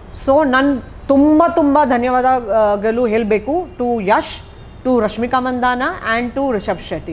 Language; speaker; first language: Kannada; non-native, local second language; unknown